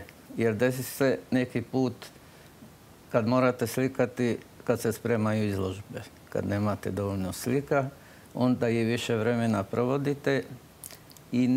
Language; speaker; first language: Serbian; non-native, local second language; Slovak